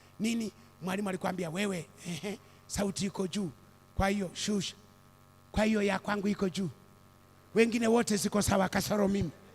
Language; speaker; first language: Swahili; native; Swahili